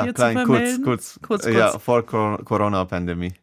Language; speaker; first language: German; non-native, learner; Persian